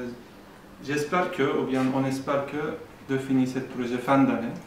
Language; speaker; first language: French; non-native, learner; Turkish